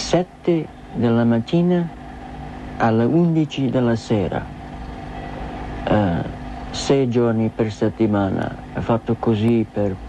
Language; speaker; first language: Italian; non-native, learner; English